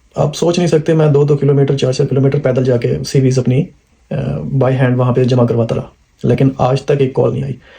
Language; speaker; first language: Urdu; non-native, local second language; Punjabi